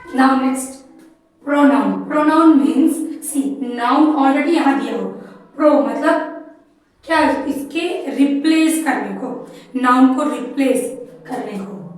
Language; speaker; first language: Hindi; native; Hindi